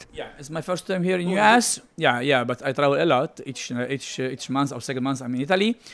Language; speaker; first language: English; non-native, learner; Arabic